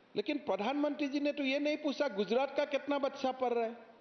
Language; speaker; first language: Hindi; non-native, local second language; Assamese